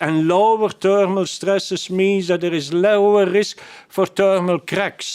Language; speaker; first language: English; non-native, fluent; Dutch